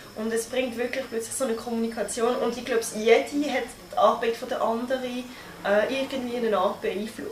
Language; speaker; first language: German; non-native, local second language; French